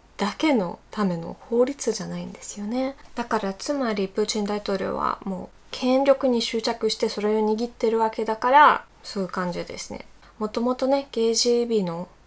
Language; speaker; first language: Japanese; non-native, fluent; Russian